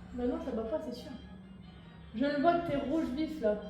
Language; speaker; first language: French; native; French